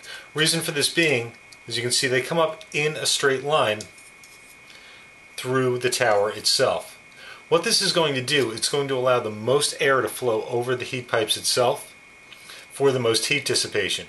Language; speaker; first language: English; native; English